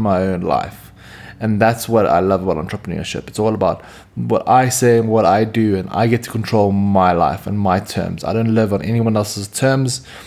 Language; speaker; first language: English; native; English